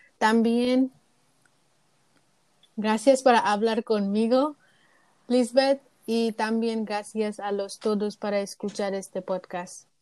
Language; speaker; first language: Spanish; non-native, learner; English